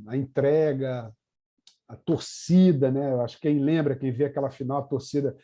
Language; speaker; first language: Portuguese; native; Portuguese